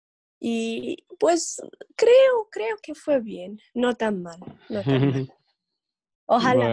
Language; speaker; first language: Spanish; non-native, learner; English